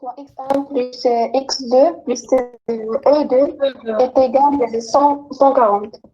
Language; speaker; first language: French; non-native, local second language; Arabic